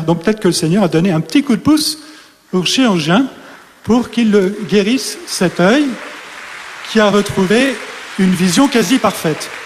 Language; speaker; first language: French; native; French